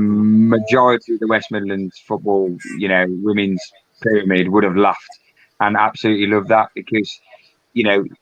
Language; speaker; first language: English; native; English